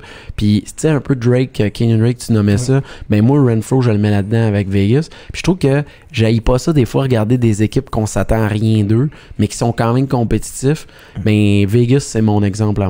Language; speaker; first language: French; native; French